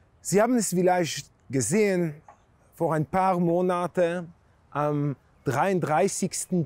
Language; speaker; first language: German; non-native, fluent; Hebrew